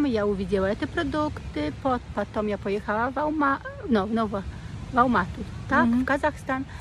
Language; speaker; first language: Russian; non-native, learner; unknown